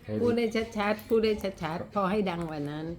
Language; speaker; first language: Thai; native; Thai